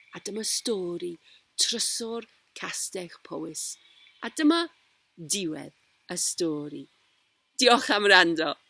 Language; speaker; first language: Welsh; non-native, local second language; English